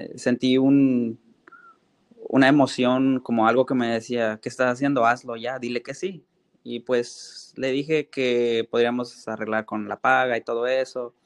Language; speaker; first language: Spanish; native; Spanish